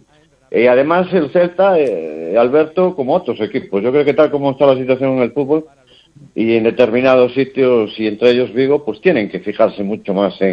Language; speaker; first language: Spanish; native; Spanish